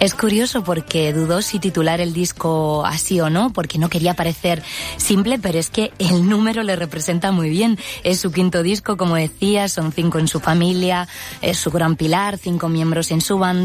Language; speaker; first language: Spanish; native; Spanish